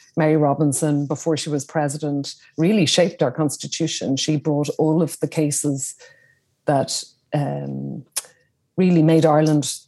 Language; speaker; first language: English; native; English